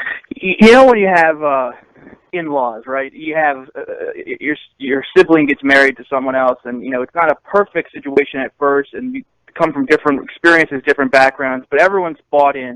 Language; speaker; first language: English; native; English